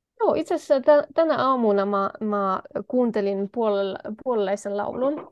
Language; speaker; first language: Finnish; non-native, fluent; Polish